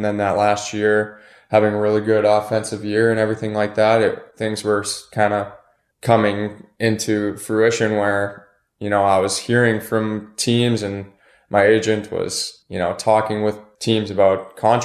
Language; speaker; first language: English; native; English